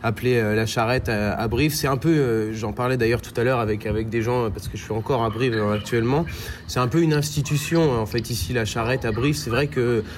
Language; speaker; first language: French; native; French